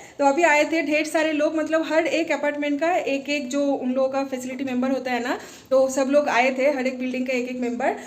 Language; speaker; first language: Hindi; non-native, local second language; Bangla